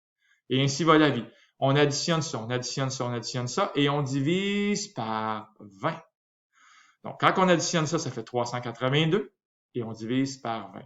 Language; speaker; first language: French; native; French